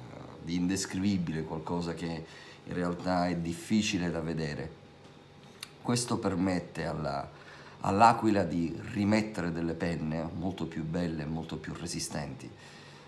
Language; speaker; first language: Italian; native; Italian